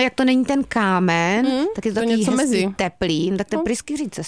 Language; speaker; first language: Czech; native; Czech